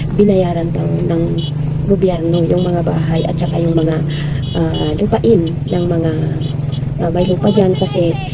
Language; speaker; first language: Filipino; non-native, local second language; Iloko